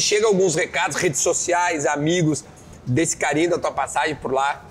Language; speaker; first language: Portuguese; native; Portuguese